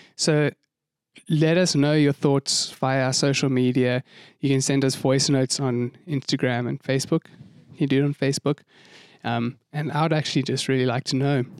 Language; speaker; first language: English; native; English